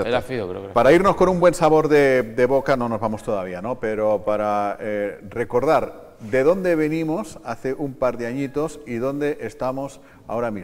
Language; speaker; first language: Spanish; native; Spanish